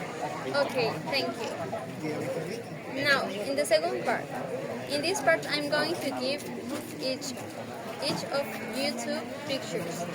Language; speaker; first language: English; non-native, learner; Spanish